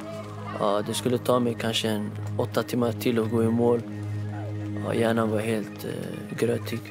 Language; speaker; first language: Swedish; non-native, local second language; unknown